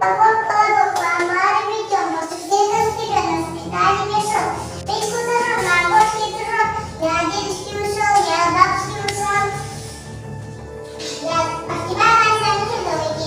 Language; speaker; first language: Russian; non-native, local second language; Yakut